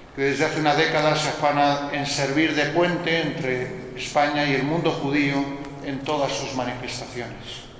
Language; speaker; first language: Spanish; native; Spanish